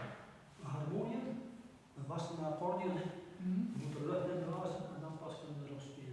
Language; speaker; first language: Dutch; native; Dutch